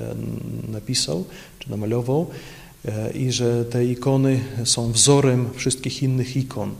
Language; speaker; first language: Polish; non-native, local second language; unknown